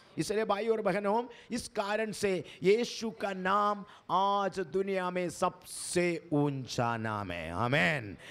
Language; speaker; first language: Hindi; non-native, local second language; Malayalam